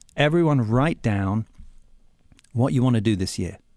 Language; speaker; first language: English; native; English